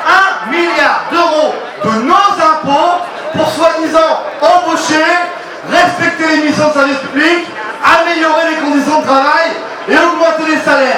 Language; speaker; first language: French; native; French